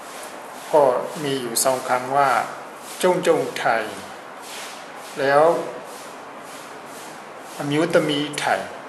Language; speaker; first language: Thai; non-native, fluent; Burmese